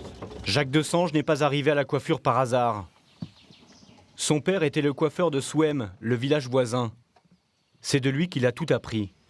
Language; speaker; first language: French; native; French